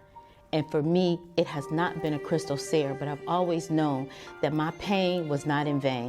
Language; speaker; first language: English; native; English